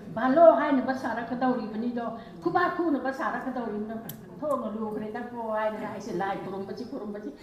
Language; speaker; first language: Manipuri; non-native, local second language; Rongmei Naga